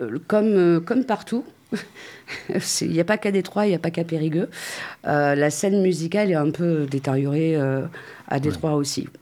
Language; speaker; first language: French; native; French